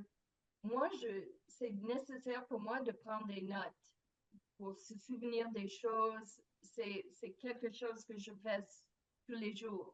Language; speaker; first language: French; non-native, fluent; English